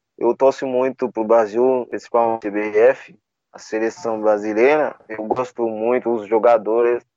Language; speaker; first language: Portuguese; non-native, learner; Haitian Creole